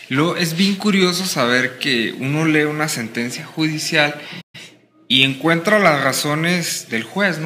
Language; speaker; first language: Spanish; native; Spanish